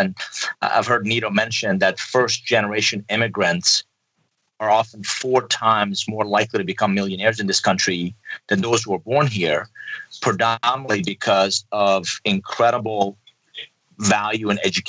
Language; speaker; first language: English; non-native, fluent; Persian